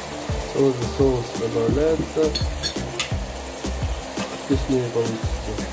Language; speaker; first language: Russian; non-native, local second language; Uzbek